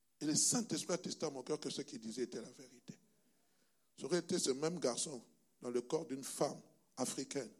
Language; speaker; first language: French; non-native, local second language; Luba-Lulua